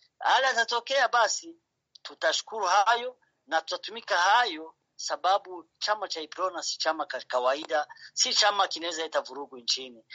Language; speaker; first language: Swahili; non-native, local second language; Rundi